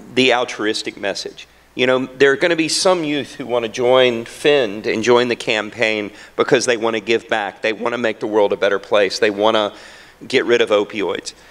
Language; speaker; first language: English; native; English